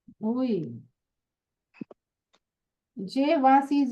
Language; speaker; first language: French; non-native, fluent; Hindi